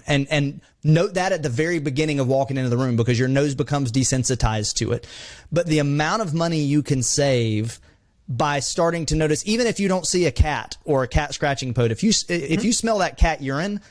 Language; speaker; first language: English; native; English